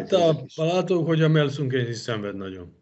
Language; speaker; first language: Hungarian; non-native, fluent; Serbian